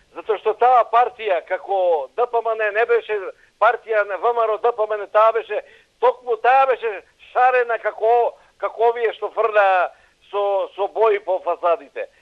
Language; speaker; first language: Macedonian; native; Macedonian